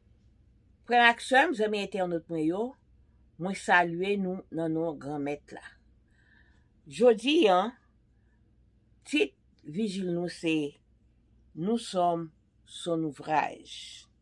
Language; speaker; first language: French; non-native, local second language; Haitian Creole